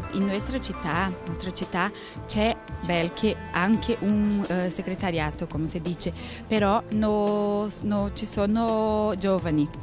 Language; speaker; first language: Italian; non-native, learner; Portuguese